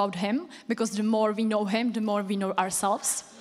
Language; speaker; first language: English; non-native, fluent; Czech